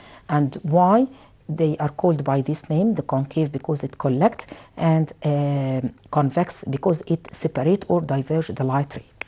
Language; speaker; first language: English; non-native, fluent; Arabic